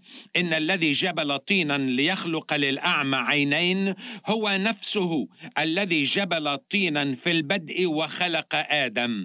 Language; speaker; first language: Arabic; native; Arabic